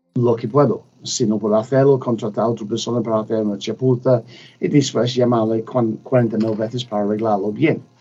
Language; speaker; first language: Spanish; non-native, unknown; English